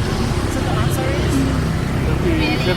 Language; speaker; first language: English; non-native, learner; Vietnamese